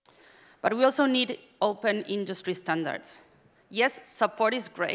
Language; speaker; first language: English; non-native, fluent; Spanish